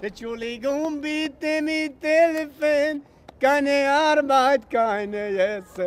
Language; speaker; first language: German; non-native, learner; Spanish